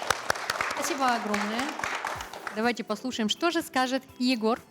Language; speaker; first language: Russian; native; Russian